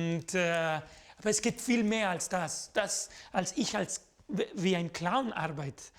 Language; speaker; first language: German; non-native, fluent; Spanish